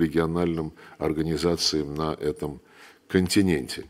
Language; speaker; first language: Russian; native; Russian